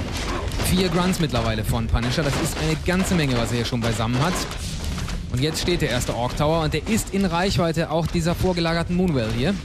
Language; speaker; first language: German; native; German